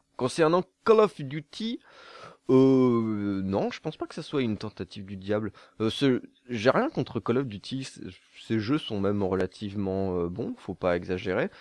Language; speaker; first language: French; native; French